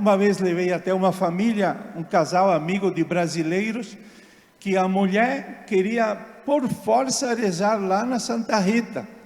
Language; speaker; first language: Portuguese; non-native, fluent; Italian